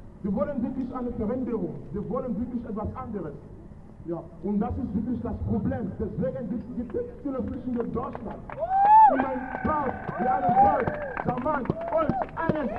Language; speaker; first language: German; non-native, fluent; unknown